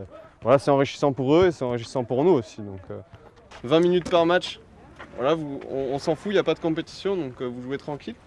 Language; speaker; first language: French; native; French